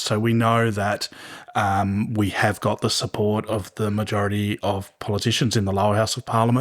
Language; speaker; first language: English; native; English